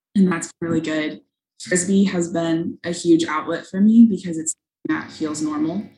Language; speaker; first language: English; native; English